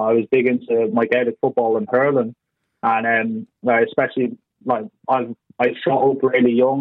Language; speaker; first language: English; native; English